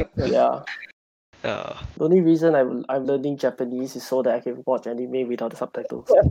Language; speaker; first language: English; non-native, local second language; Chinese